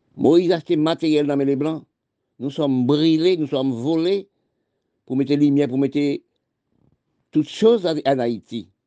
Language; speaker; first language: French; non-native, local second language; Haitian Creole